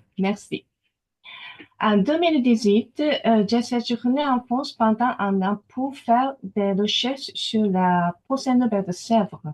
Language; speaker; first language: French; non-native, fluent; Japanese